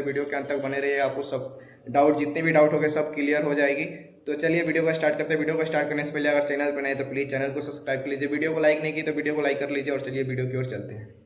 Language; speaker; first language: Hindi; native; Hindi